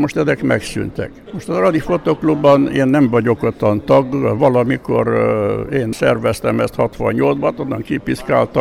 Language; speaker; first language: Hungarian; native; Hungarian